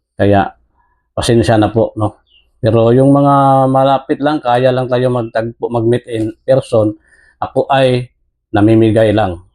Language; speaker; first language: Filipino; non-native, local second language; Cebuano